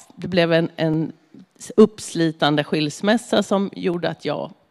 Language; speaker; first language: Swedish; native; Swedish